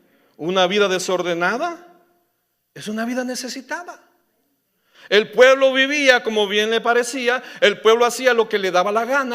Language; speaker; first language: Spanish; native; Spanish